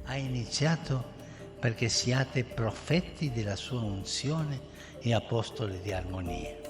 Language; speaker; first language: Italian; non-native, fluent; Spanish